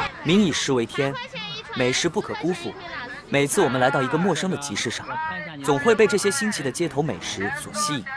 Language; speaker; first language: Chinese; native; Chinese